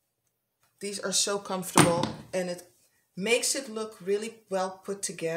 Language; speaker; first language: English; non-native, fluent; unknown